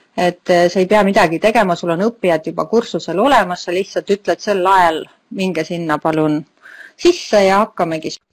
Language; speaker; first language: Estonian; native; Estonian